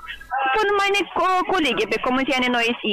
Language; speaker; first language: German; non-native, learner; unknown